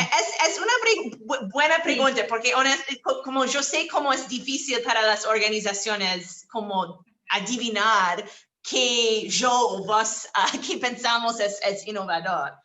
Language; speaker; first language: Spanish; non-native, fluent; English